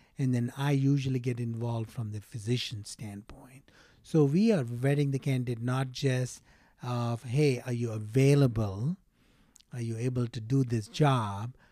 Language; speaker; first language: English; non-native, local second language; Telugu